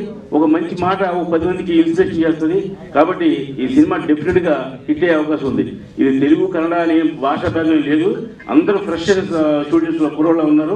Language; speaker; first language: Telugu; native; Telugu